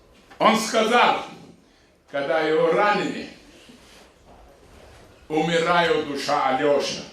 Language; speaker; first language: Russian; non-native, local second language; Avaric